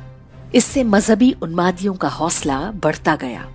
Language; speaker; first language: Hindi; native; Hindi